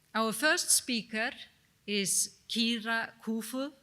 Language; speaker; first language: English; non-native, fluent; Icelandic